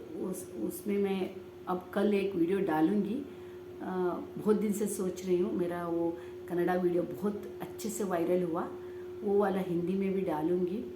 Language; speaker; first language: Hindi; non-native, local second language; Kannada